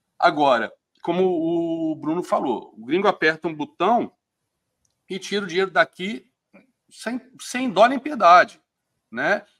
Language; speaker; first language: Portuguese; native; Portuguese